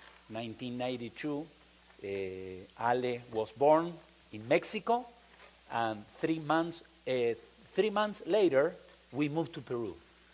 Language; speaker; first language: English; non-native, fluent; Spanish